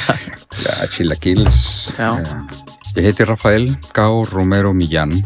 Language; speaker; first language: Icelandic; non-native, fluent; Spanish